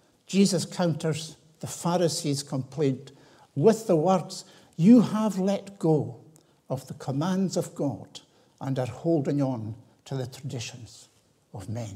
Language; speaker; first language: English; native; English